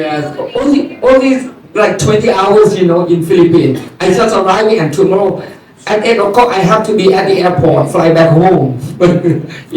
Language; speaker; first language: English; non-native, learner; Thai